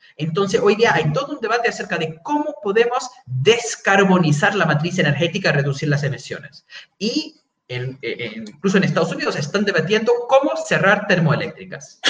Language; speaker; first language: Spanish; non-native, fluent; English